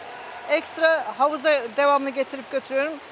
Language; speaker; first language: Turkish; native; Turkish